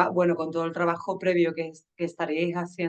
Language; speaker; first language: Spanish; native; Spanish